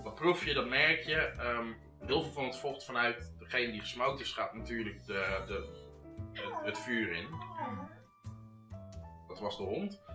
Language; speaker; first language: Dutch; native; Dutch